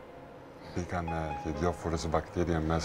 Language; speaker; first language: Greek; early bilingual, heritage; Greek